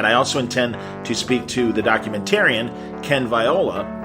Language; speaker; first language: English; native; English